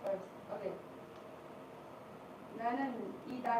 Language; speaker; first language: Korean; non-native, learner; Arabic